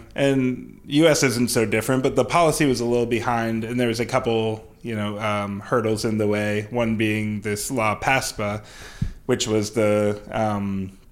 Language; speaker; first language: English; native; English